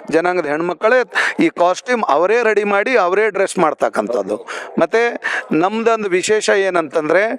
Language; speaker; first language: Kannada; non-native, local second language; Lambadi